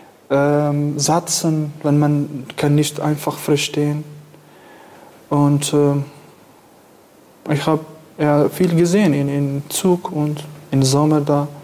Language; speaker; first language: German; non-native, fluent; Kurdish